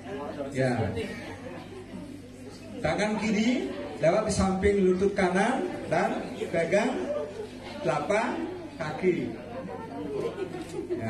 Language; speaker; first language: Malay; non-native, fluent; Bangla